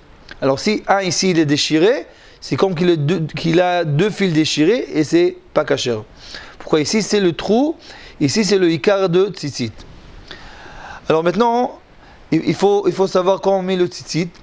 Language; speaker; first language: French; non-native, learner; Hebrew